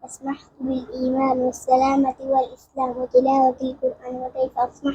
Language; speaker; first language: Arabic; non-native, learner; Bangla